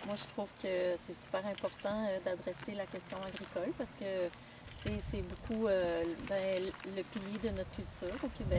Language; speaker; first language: French; native; French